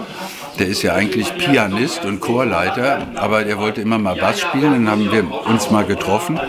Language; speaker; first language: German; native; German